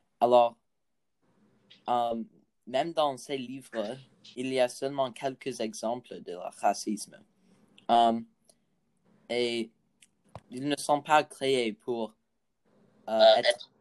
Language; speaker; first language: French; non-native, learner; English